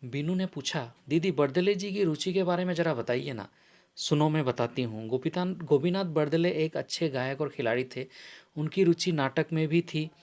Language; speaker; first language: Hindi; non-native, local second language; Assamese